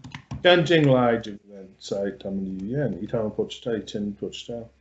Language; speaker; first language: Chinese; non-native, learner; English